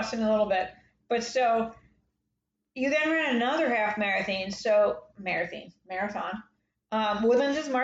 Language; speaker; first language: English; native; English